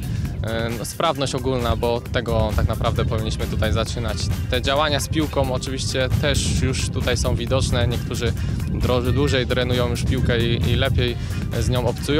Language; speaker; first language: Polish; native; Polish